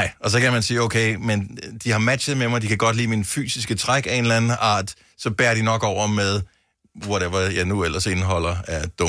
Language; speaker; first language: Danish; native; Danish